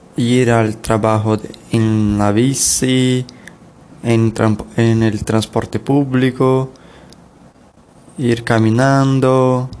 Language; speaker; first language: Spanish; non-native, learner; Portuguese